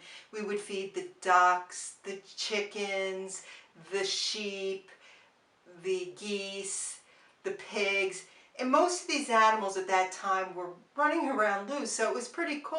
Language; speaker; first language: English; native; English